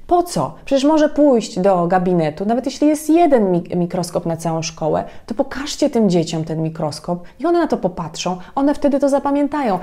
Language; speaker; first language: Polish; native; Polish